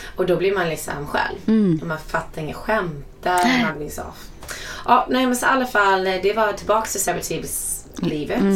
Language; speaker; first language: Swedish; non-native, fluent; English